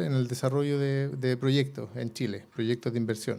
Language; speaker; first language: Spanish; native; Spanish